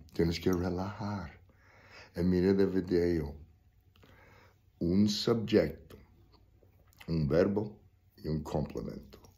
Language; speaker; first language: Spanish; non-native, learner; English